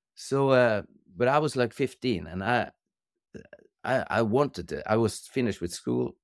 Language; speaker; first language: English; non-native, fluent; Norwegian